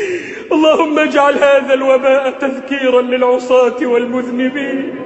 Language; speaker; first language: Arabic; native; Arabic